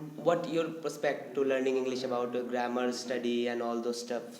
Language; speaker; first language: English; non-native, learner; Bangla